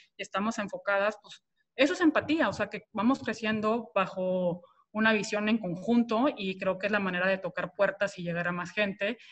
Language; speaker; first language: Spanish; native; Spanish